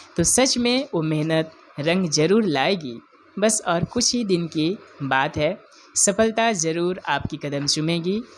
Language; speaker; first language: Hindi; non-native, local second language; Odia